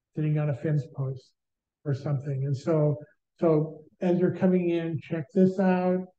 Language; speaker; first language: English; native; English